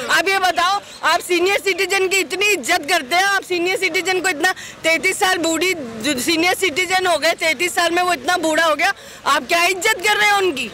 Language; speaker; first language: Hindi; native; Hindi